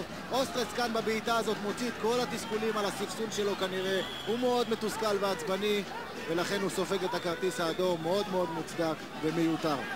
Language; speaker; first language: Hebrew; native; Hebrew